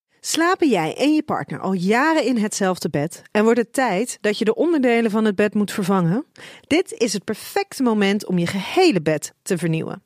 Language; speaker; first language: Dutch; native; Dutch